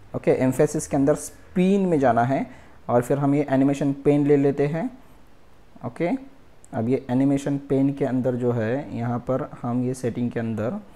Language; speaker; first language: Hindi; non-native, local second language; Marathi